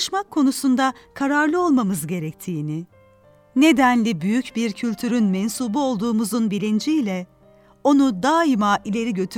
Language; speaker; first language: Turkish; native; Turkish